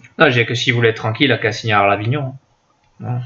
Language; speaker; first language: French; native; French